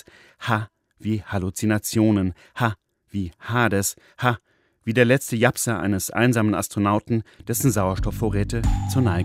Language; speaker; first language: German; native; German